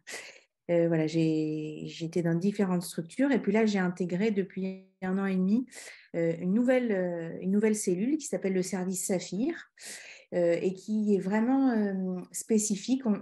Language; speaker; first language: French; native; French